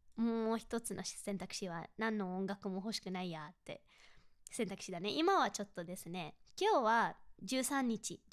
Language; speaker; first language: Japanese; non-native, fluent; English